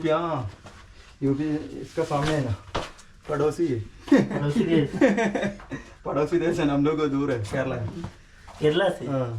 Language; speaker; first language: Hindi; non-native, local second language; Malayalam